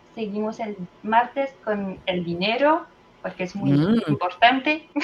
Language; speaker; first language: Spanish; non-native, fluent; French